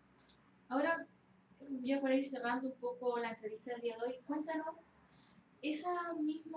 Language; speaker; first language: Spanish; native; Spanish